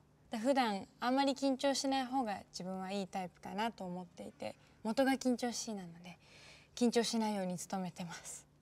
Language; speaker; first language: Japanese; native; Japanese